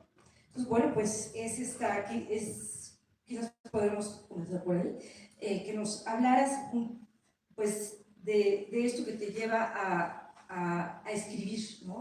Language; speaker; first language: Spanish; native; Spanish